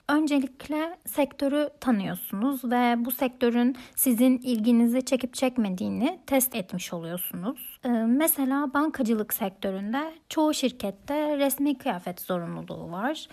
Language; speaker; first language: Turkish; native; Turkish